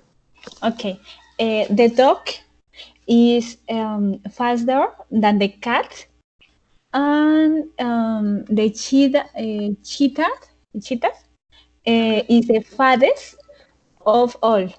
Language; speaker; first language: English; non-native, learner; Spanish